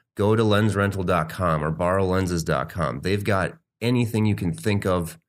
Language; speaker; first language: English; native; English